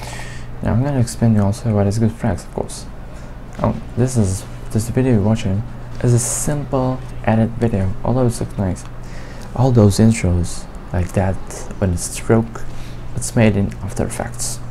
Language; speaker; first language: English; non-native, learner; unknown